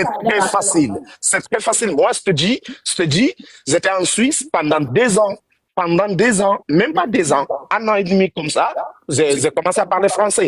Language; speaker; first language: French; non-native, learner; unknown